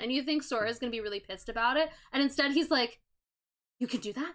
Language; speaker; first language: English; native; English